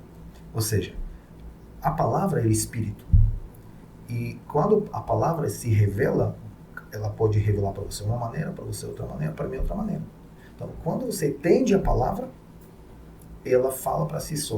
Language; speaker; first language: Portuguese; non-native, fluent; Hebrew